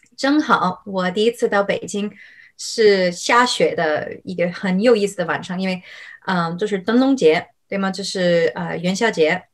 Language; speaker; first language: Chinese; non-native, fluent; English